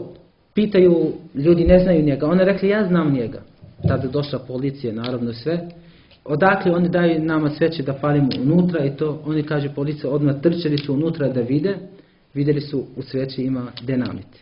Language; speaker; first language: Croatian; non-native, learner; Arabic